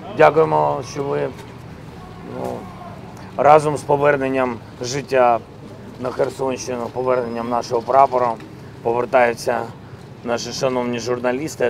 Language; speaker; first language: Ukrainian; non-native, local second language; Russian